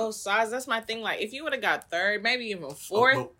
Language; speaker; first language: English; native; English